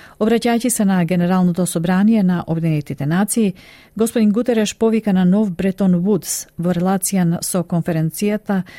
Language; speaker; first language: Macedonian; native; Macedonian